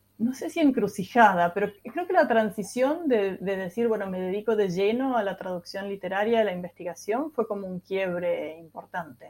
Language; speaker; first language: Spanish; non-native, local second language; German